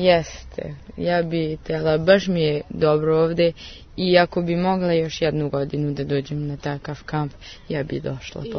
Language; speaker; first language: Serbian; early bilingual, heritage; Serbian